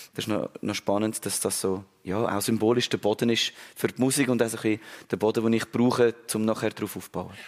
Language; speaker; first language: German; native; German